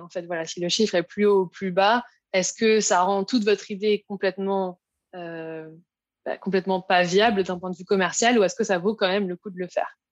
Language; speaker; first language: French; native; French